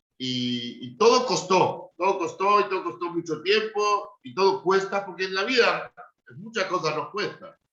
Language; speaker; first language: Spanish; native; Spanish